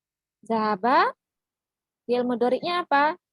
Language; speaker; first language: Indonesian; native; Indonesian